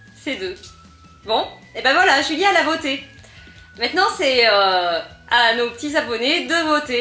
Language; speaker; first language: French; native; French